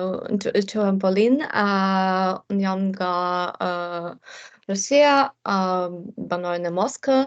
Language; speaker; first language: Albanian; non-native, learner; Russian